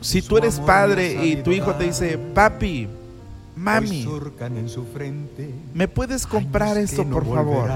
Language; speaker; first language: Spanish; native; Spanish